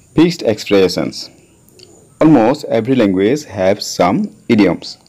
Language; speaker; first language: English; non-native, local second language; Assamese